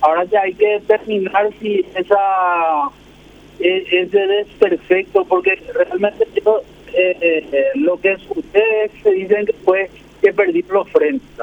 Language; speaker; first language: Spanish; native; Spanish